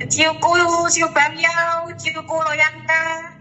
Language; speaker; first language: Chinese; non-native, learner; Indonesian